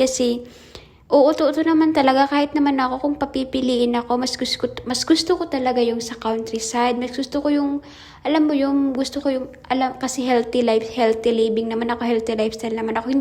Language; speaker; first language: Filipino; non-native, local second language; Hiligaynon